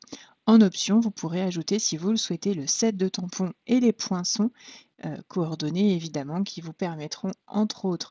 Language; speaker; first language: French; native; French